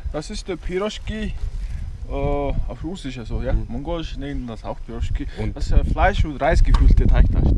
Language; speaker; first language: German; non-native, learner; Mongolian